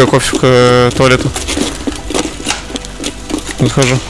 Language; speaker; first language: Russian; native; Russian